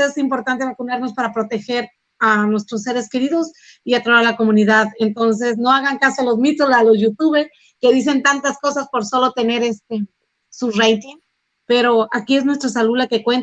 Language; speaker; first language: Spanish; native; Spanish